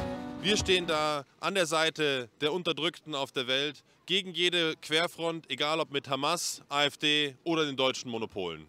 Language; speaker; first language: German; native; German